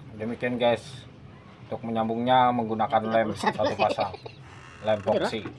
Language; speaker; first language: Indonesian; non-native, local second language; Banjar